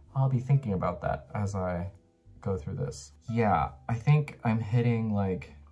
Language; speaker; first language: English; native; English